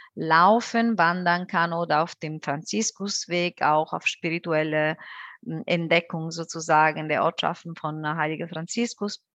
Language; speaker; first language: German; non-native, fluent; Italian